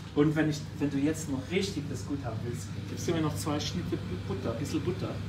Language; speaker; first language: German; non-native, local second language; Luxembourgish